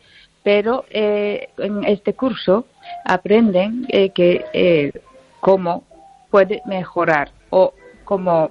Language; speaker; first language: Spanish; non-native, learner; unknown